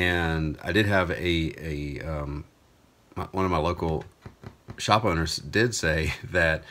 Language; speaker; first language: English; native; English